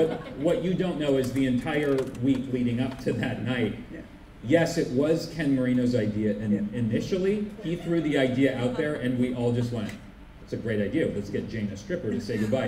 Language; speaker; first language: English; native; English